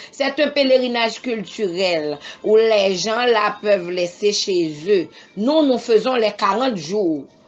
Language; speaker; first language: French; non-native, local second language; Haitian Creole